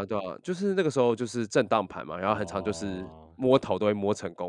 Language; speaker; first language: Chinese; native; Chinese